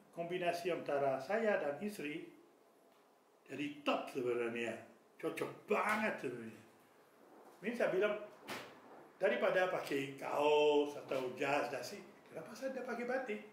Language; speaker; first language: Indonesian; non-native, fluent; French